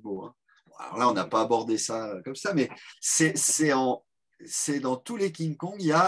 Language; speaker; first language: French; native; French